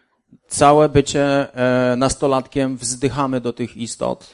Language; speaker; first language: Polish; native; Polish